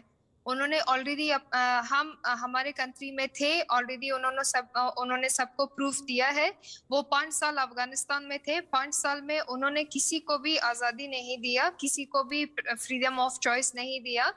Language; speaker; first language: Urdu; non-native, fluent; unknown